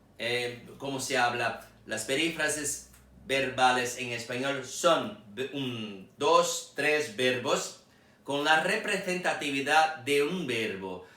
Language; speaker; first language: Spanish; non-native, fluent; Portuguese